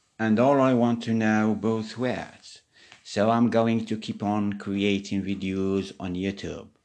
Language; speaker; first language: English; non-native, fluent; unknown